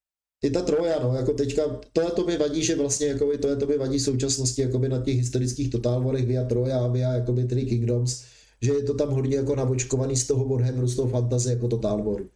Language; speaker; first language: Czech; native; Czech